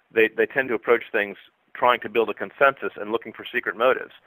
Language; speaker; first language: English; native; English